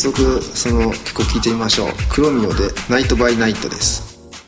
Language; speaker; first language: Japanese; native; Japanese